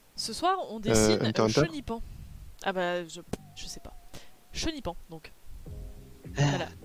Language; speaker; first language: French; native; French